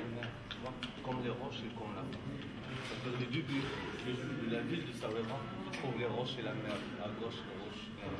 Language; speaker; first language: French; non-native, local second language; Arabic